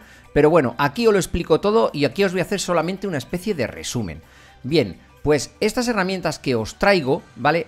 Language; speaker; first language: Spanish; native; Spanish